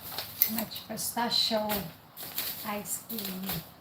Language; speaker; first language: English; non-native, local second language; Cebuano